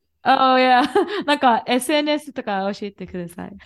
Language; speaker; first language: Japanese; non-native, fluent; English